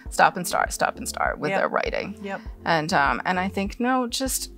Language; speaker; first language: English; native; English